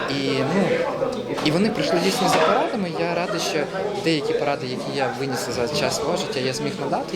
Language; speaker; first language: Ukrainian; native; Ukrainian